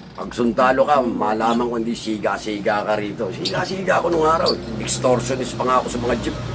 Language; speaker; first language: Filipino; native; Filipino